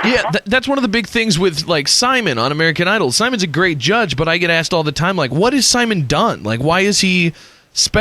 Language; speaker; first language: English; native; English